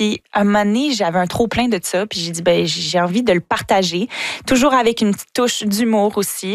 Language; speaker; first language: French; native; French